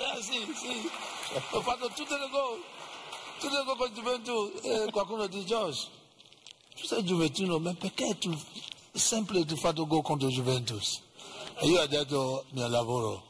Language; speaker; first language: Italian; non-native, learner; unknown